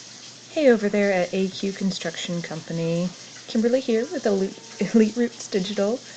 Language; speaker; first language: English; native; English